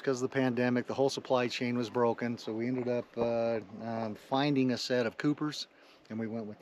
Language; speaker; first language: English; native; English